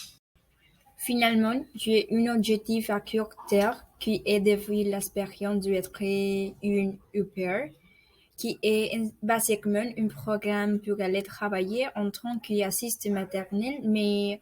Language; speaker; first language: French; non-native, learner; Spanish